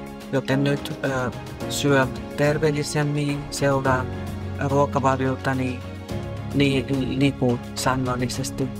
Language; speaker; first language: Finnish; non-native, fluent; Spanish